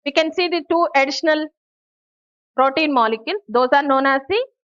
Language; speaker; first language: English; non-native, local second language; Telugu